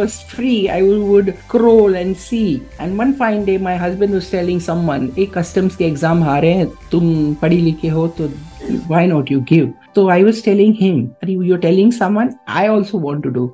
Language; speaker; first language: English; non-native, local second language; Gujarati